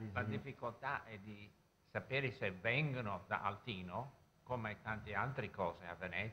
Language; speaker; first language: Italian; non-native, fluent; English